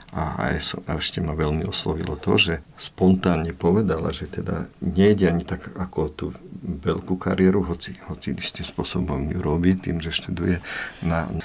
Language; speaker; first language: Slovak; native; Slovak